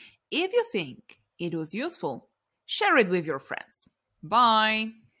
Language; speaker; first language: English; non-native, fluent; Polish